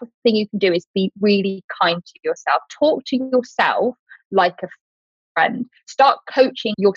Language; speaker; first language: English; native; English